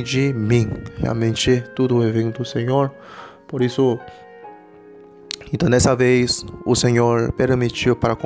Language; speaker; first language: Portuguese; non-native, learner; Korean